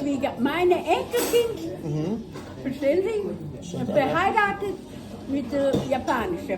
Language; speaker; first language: German; non-native, learner; Bosnian